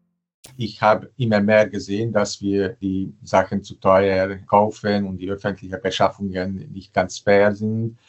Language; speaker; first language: German; non-native, fluent; Hungarian